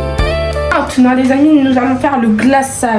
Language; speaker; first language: French; native; French